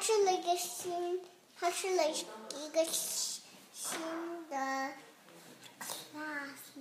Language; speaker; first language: Chinese; early bilingual, heritage; Chinese